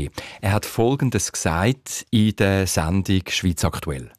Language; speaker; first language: German; native; German